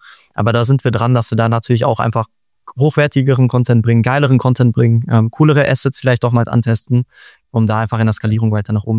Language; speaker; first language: German; native; German